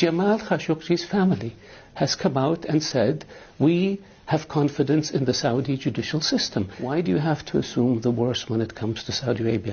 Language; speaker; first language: English; non-native, fluent; Arabic